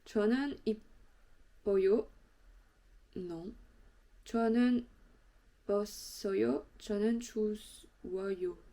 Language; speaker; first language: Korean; non-native, learner; French